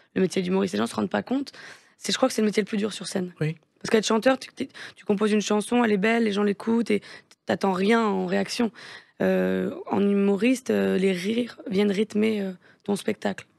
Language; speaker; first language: French; native; French